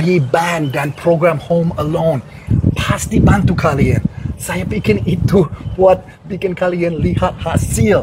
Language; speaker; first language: Indonesian; non-native, fluent; English